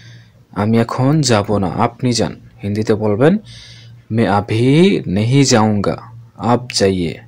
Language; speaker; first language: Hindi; non-native, fluent; Bangla